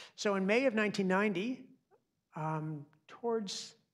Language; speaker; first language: English; native; English